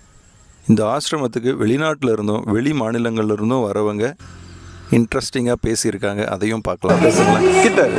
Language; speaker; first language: Tamil; native; Tamil